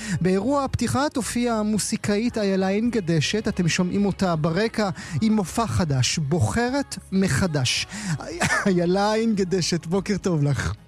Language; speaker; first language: Hebrew; native; Hebrew